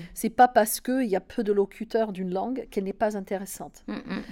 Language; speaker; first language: French; non-native, fluent; English